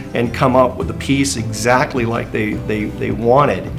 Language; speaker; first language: English; native; English